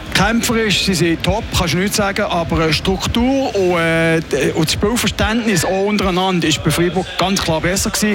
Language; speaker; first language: German; native; German